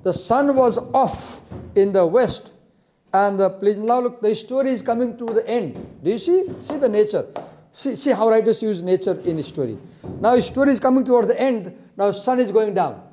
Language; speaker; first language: English; non-native, local second language; Nepali